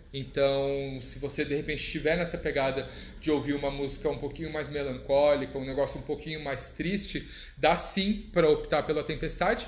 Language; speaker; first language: Portuguese; native; Portuguese